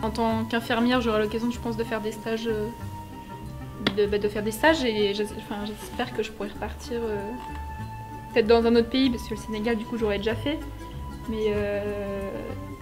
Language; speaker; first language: French; native; French